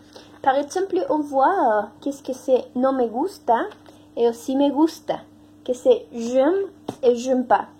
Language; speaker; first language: French; non-native, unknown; Spanish